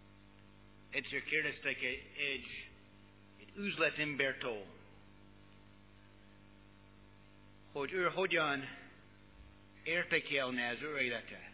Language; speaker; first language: Hungarian; non-native, learner; English